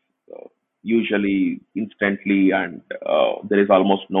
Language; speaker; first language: English; non-native, local second language; Kannada